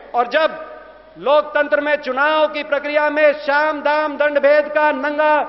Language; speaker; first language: Hindi; native; Hindi